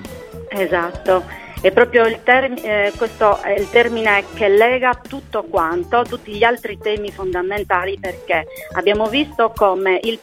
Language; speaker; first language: Italian; native; Italian